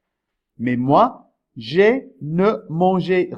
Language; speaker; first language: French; non-native, fluent; English